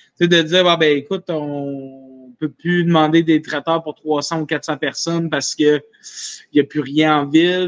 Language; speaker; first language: French; native; French